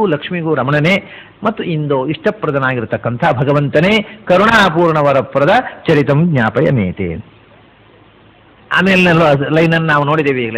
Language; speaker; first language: Kannada; native; Kannada